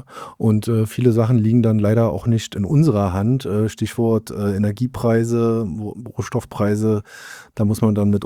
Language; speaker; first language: German; native; German